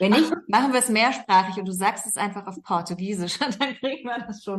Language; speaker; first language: German; native; German